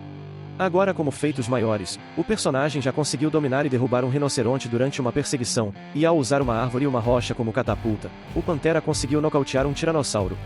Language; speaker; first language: Portuguese; native; Portuguese